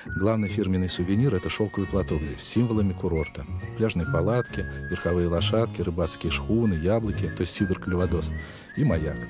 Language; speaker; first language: Russian; native; Russian